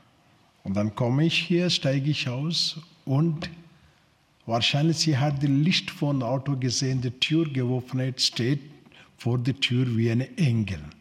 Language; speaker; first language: German; non-native, learner; Telugu